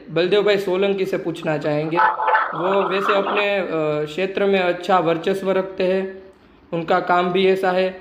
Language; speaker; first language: Hindi; non-native, local second language; Gujarati